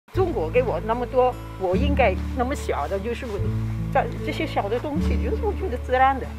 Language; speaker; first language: Chinese; non-native, fluent; Italian